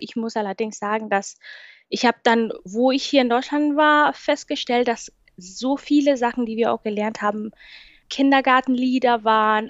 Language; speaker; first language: German; non-native, fluent; Swahili